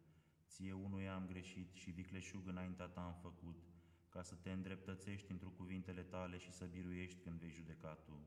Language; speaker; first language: Romanian; native; Romanian